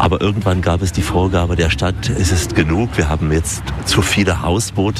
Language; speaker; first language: German; native; German